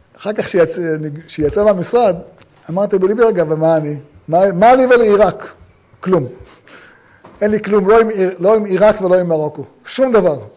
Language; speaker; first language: Hebrew; native; Hebrew